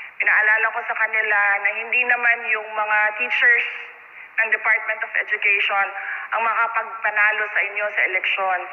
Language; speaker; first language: Filipino; non-native, local second language; Cebuano